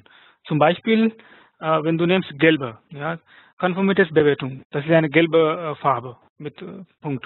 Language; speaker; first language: German; non-native, fluent; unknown